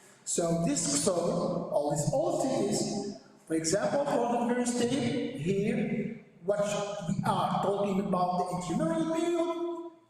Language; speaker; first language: English; non-native, learner; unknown